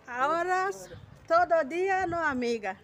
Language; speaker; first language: Spanish; non-native, learner; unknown